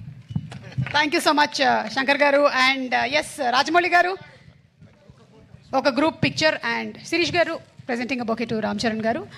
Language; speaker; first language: Telugu; native; Telugu